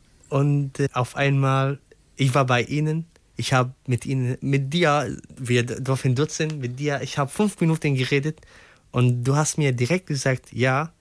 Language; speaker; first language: German; non-native, local second language; Arabic